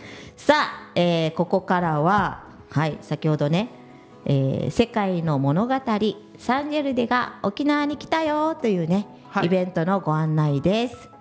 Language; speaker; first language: Japanese; native; Japanese